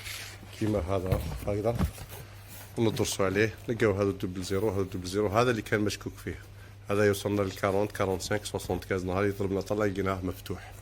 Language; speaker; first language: Arabic; native; Arabic